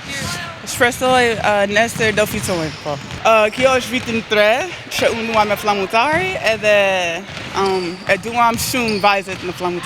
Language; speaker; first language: Albanian; non-native, learner; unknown